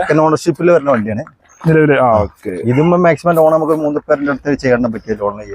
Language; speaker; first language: Malayalam; native; Malayalam